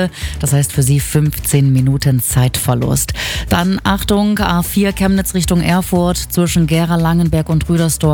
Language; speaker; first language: German; native; German